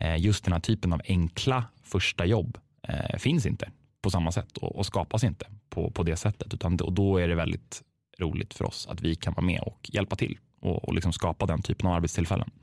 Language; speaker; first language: Swedish; native; Swedish